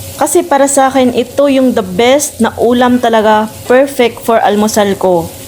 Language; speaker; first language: Filipino; non-native, local second language; Cebuano